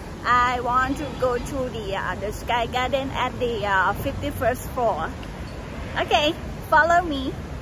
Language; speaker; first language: English; non-native, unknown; Thai